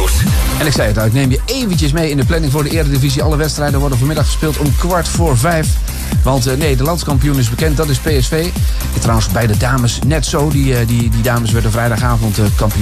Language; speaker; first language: Dutch; native; Dutch